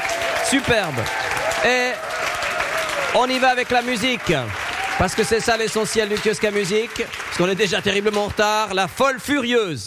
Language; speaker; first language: French; native; French